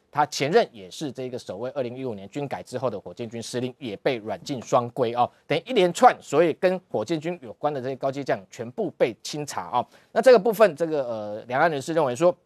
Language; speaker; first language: Chinese; native; Chinese